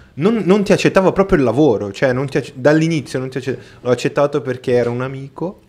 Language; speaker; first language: Italian; non-native, fluent; Portuguese